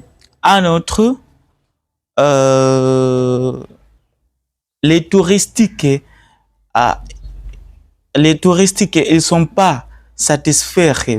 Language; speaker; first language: French; non-native, learner; Swahili